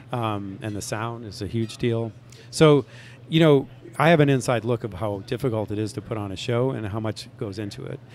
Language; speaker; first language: English; native; English